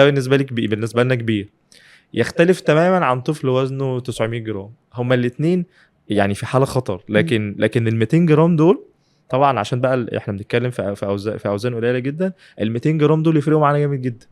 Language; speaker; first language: Arabic; native; Arabic